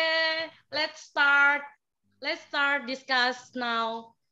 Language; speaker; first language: English; non-native, learner; Indonesian